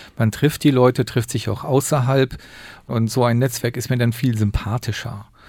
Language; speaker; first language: German; native; German